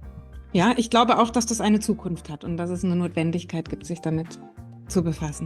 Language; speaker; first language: German; native; German